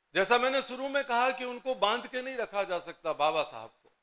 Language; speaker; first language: Hindi; native; Hindi